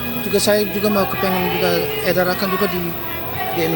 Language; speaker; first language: Indonesian; early bilingual, heritage; Indonesian